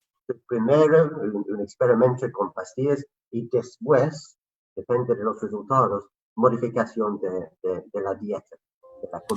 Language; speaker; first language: Spanish; non-native, fluent; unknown